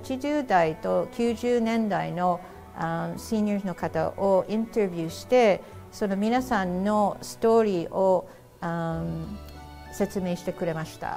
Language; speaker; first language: Japanese; early bilingual, heritage; Japanese